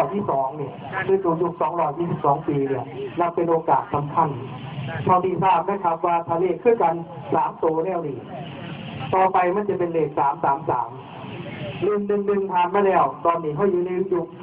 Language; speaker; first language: Thai; non-native, local second language; Lao